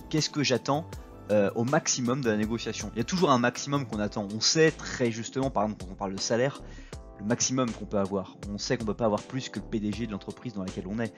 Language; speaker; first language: French; native; French